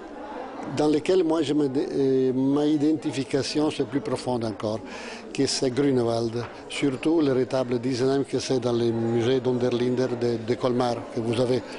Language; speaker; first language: French; non-native, fluent; Italian